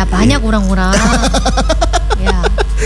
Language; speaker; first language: Indonesian; non-native, learner; Korean